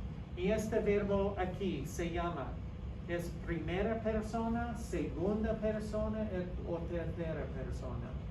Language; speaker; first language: Spanish; non-native, fluent; English